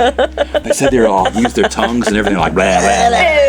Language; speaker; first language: English; native; English